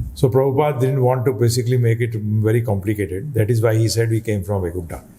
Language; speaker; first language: English; non-native, local second language; Hindi